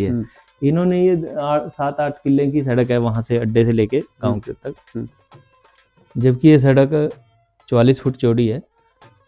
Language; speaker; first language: Hindi; native; Hindi